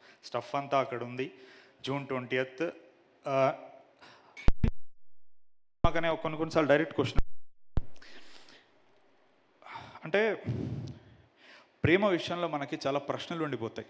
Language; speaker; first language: Telugu; native; Telugu